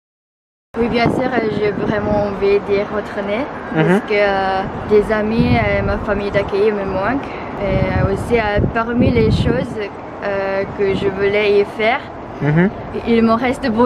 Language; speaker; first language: French; non-native, fluent; Japanese